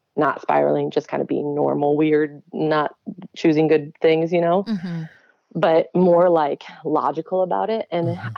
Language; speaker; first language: English; native; English